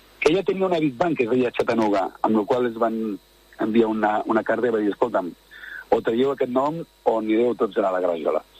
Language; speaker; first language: Catalan; native; Catalan